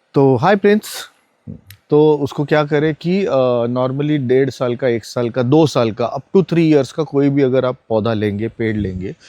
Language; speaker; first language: Hindi; non-native, local second language; Marathi